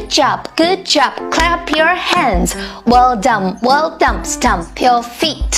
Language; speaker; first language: English; non-native, fluent; Chinese